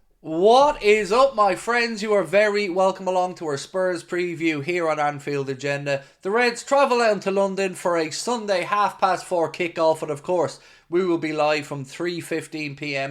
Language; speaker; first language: English; native; English